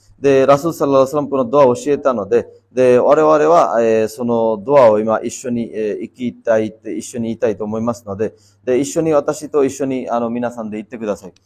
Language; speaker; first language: Japanese; non-native, fluent; Bangla